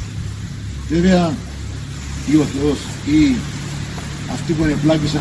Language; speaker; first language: Greek; native; Greek